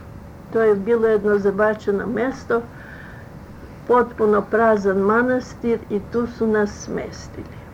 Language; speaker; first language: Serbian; early bilingual, other home language; Russian